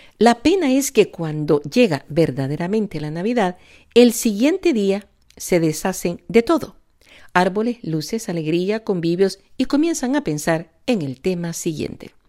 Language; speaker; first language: Spanish; native; Spanish